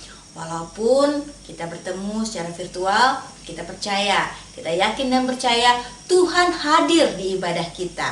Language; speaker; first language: Indonesian; native; Indonesian